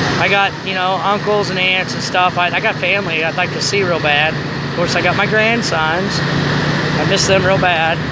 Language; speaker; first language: English; native; English